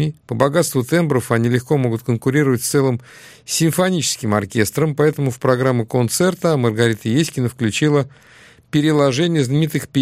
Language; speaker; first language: Russian; native; Russian